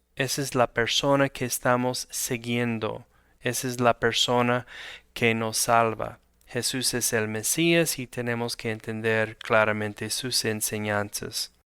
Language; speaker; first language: Spanish; non-native, fluent; English